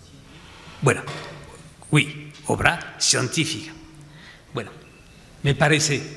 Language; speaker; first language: Spanish; non-native, fluent; French